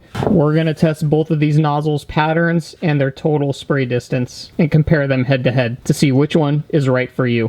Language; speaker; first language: English; native; English